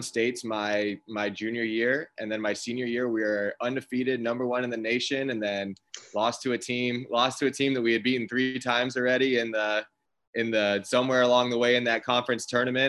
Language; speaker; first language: English; native; English